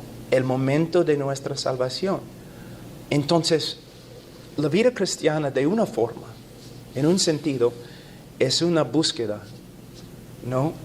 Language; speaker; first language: Spanish; non-native, fluent; English